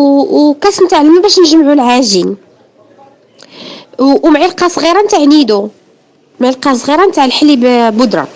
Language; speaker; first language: Arabic; native; Arabic